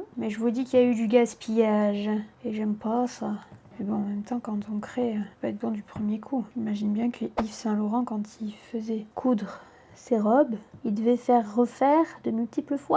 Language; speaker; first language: French; native; French